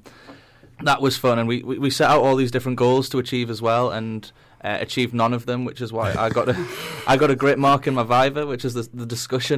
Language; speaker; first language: English; native; English